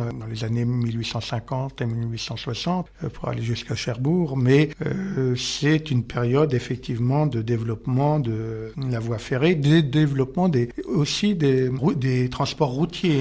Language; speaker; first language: French; native; French